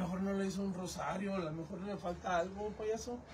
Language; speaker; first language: Spanish; native; Spanish